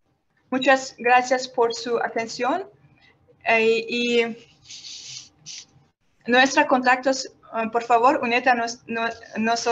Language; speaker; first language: Spanish; non-native, learner; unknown